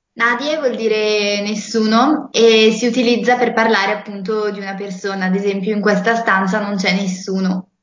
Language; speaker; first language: Italian; native; Italian